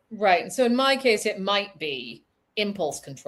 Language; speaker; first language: English; native; English